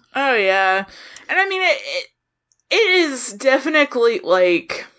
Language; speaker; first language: English; native; English